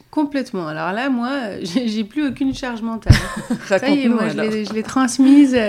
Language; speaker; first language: French; native; French